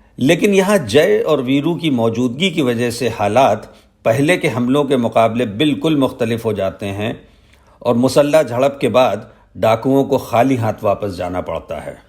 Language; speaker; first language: Urdu; native; Urdu